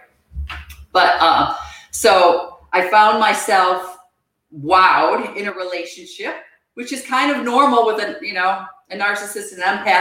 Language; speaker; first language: English; native; English